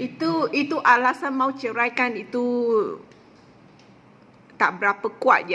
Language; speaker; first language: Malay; non-native, local second language; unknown